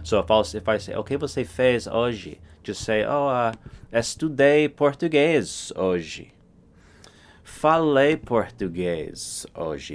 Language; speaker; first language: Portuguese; non-native, fluent; English